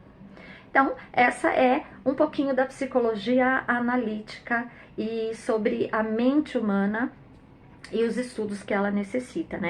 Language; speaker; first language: Portuguese; native; Portuguese